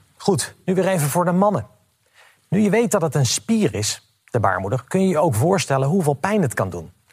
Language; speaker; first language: Dutch; native; Dutch